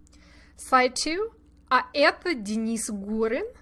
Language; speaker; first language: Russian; non-native, fluent; English